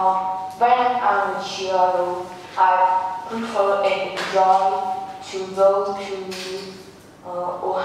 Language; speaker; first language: English; non-native, learner; Vietnamese